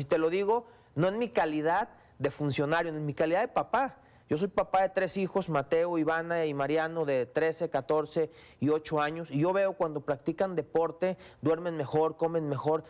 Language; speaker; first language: Spanish; native; Spanish